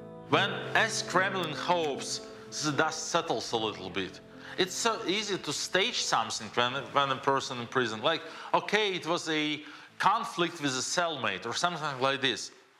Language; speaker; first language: English; non-native, fluent; Russian